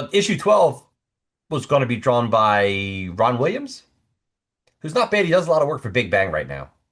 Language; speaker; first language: English; native; English